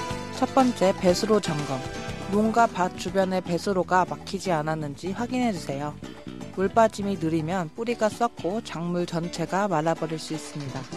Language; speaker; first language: Korean; native; Korean